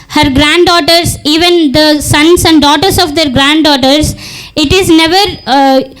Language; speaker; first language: English; non-native, local second language; Telugu